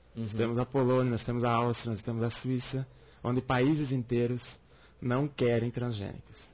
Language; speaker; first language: Portuguese; native; Portuguese